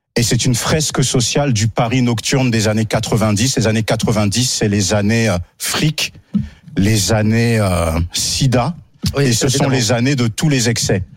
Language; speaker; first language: French; native; French